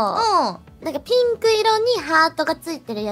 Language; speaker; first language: Japanese; native; Japanese